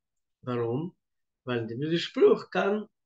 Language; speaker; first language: German; non-native, fluent; Russian